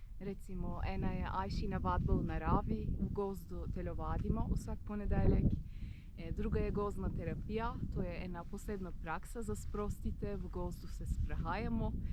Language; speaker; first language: Slovenian; non-native, fluent; Turkish